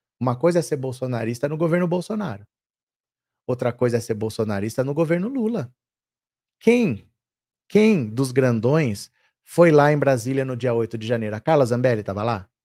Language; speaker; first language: Portuguese; native; Portuguese